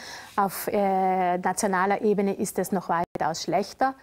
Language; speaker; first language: German; native; German